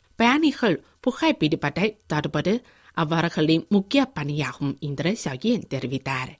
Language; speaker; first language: Tamil; non-native, fluent; Chinese